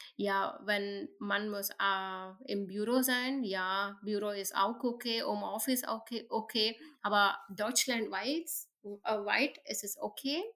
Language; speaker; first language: German; non-native, learner; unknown